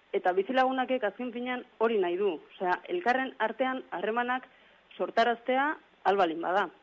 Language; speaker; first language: Basque; native; Basque